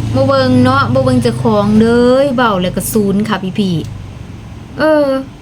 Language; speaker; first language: Thai; non-native, local second language; Lao